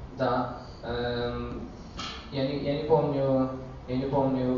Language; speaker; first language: Russian; early bilingual, heritage; Russian